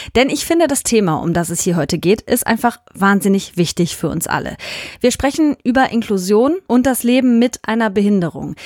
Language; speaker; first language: German; native; German